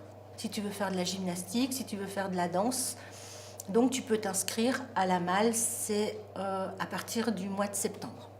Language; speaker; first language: French; native; French